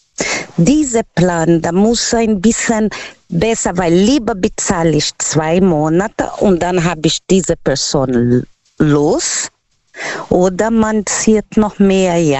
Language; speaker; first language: German; non-native, learner; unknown